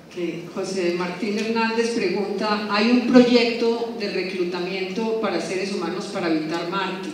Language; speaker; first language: Spanish; native; Spanish